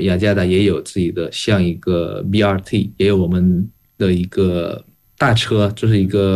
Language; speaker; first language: Chinese; non-native, fluent; Indonesian